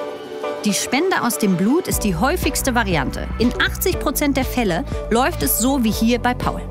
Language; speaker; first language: German; native; German